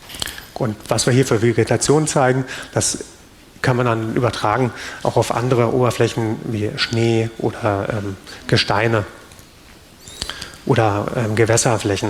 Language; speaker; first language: German; native; German